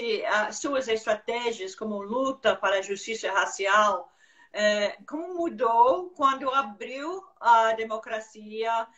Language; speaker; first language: Portuguese; non-native, fluent; English